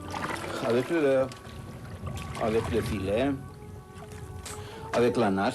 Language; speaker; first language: French; non-native, fluent; Finnish